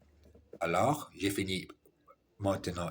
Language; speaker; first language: French; non-native, learner; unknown